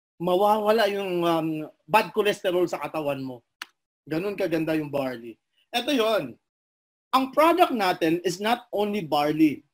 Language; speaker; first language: Filipino; non-native, local second language; Cebuano